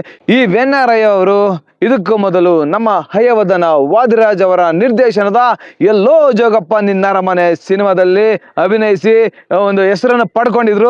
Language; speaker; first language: Kannada; native; Kannada